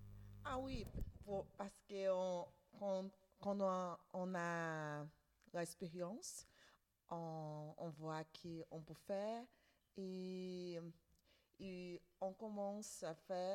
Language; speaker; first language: French; non-native, learner; Portuguese